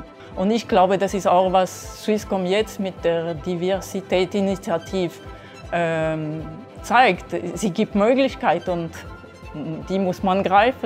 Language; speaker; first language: German; non-native, local second language; French